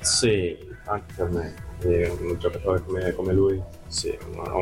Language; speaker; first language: Italian; non-native, fluent; English